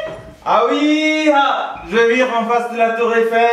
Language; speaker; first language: French; non-native, fluent; Arabic